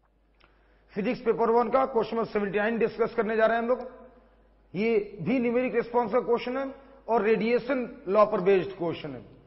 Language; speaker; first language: Hindi; native; Hindi